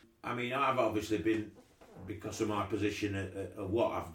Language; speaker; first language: English; native; English